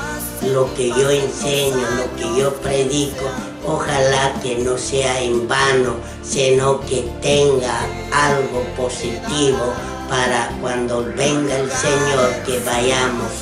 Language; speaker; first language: Spanish; non-native, local second language; Quechua